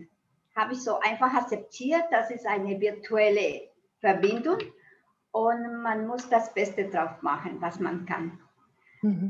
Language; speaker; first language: German; non-native, fluent; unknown